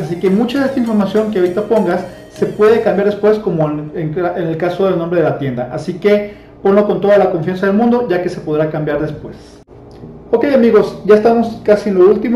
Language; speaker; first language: Spanish; native; Spanish